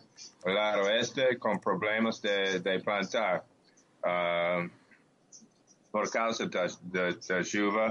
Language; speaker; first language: Portuguese; non-native, learner; English